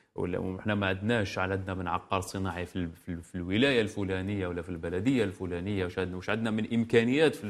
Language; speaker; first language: Arabic; native; Arabic